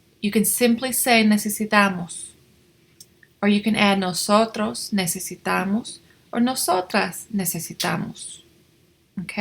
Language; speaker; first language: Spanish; non-native, fluent; English